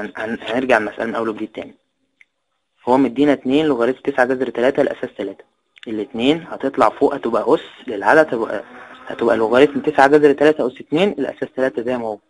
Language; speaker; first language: Arabic; native; Arabic